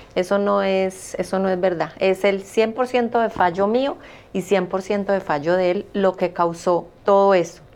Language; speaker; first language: Spanish; native; Spanish